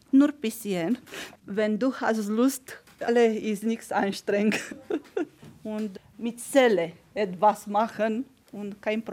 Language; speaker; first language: German; non-native, learner; Romanian